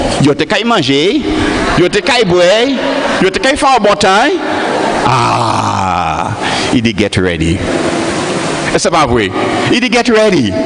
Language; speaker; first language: English; non-native, local second language; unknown